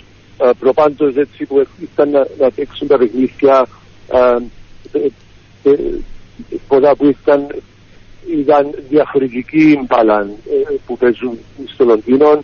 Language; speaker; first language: Greek; early bilingual, heritage; Greek